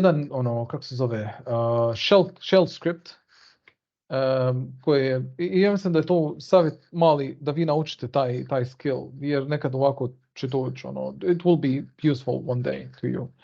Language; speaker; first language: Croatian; early bilingual, heritage; Bosnian